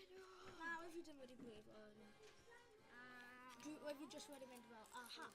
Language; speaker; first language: Welsh; non-native, local second language; English